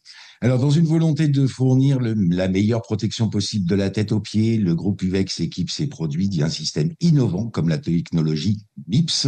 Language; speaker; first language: French; native; French